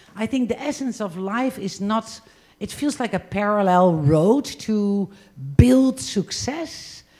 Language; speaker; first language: English; non-native, fluent; Dutch